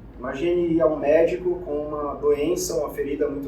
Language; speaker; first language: Portuguese; native; Portuguese